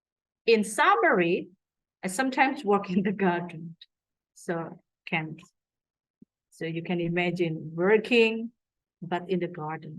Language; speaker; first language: English; non-native, fluent; Indonesian